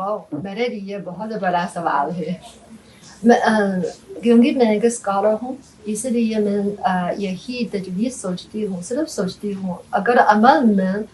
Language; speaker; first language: Hindi; non-native, fluent; Chinese